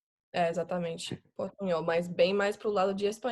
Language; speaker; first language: Portuguese; non-native, fluent; English